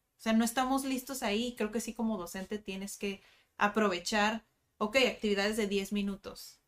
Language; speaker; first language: Spanish; native; Spanish